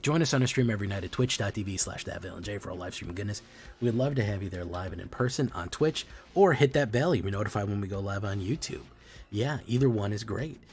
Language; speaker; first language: English; native; English